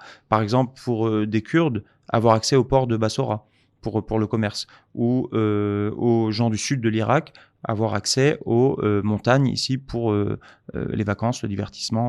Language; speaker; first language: French; native; French